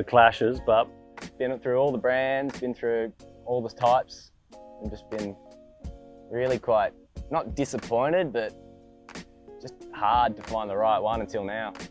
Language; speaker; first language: English; native; English